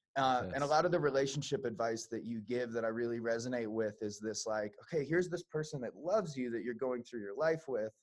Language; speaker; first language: English; native; English